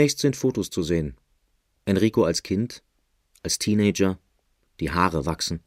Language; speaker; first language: German; native; German